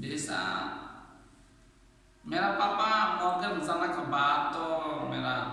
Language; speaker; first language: Hindi; non-native, learner; Bangla